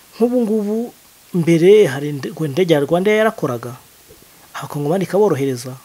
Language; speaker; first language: Kinyarwanda; native; Kinyarwanda